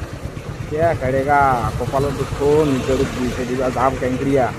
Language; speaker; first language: Hindi; non-native, local second language; Bangla